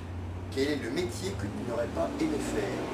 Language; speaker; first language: French; native; French